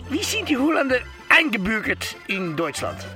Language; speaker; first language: German; non-native, learner; Dutch